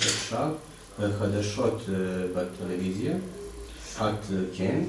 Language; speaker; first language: Hebrew; non-native, learner; Serbian